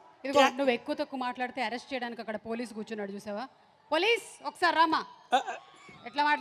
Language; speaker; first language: Telugu; native; Telugu